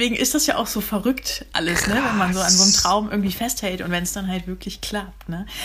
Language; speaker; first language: German; native; German